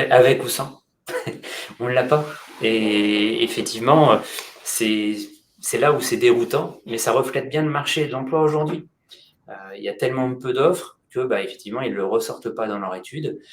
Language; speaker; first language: French; native; French